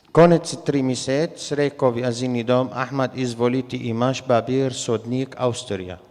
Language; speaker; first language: Slovenian; non-native, learner; Arabic